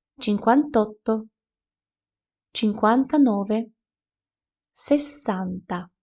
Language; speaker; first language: Italian; non-native, fluent; Ukrainian